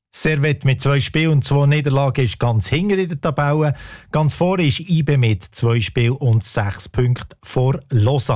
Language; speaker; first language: German; native; German